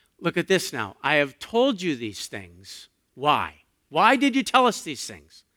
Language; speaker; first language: English; native; English